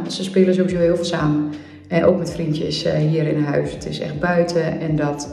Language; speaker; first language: Dutch; native; Dutch